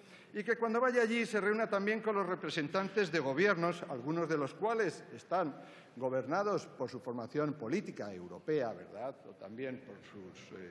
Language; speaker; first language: Spanish; native; Spanish